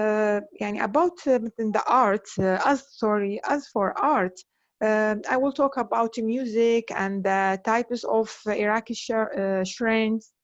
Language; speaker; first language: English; non-native, learner; Arabic